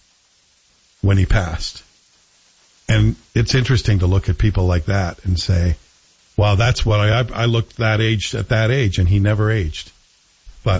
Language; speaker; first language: English; native; English